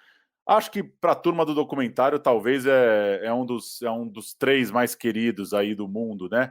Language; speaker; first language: Portuguese; native; Portuguese